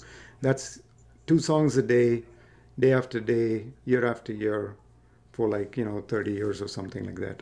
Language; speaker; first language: English; non-native, local second language; Tamil